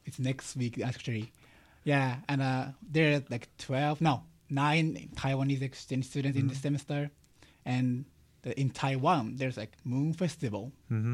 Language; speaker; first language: English; non-native, learner; Japanese